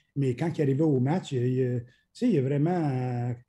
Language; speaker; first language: French; native; French